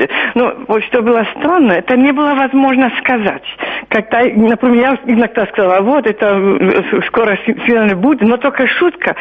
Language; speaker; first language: Russian; non-native, fluent; German